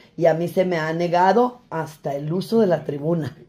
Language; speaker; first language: Spanish; native; Spanish